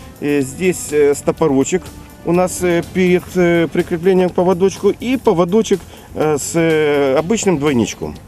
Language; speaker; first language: Russian; native; Russian